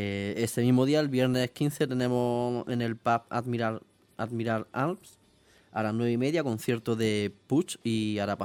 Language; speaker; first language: Spanish; native; Spanish